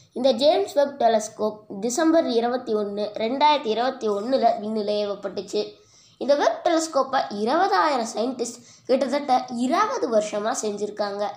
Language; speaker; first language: Tamil; native; Tamil